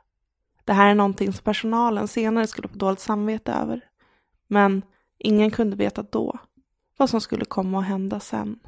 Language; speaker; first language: Swedish; native; Swedish